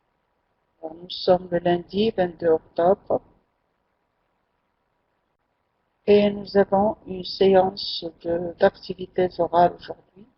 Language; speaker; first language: French; non-native, local second language; Arabic